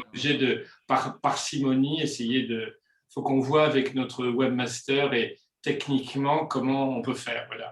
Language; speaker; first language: French; native; French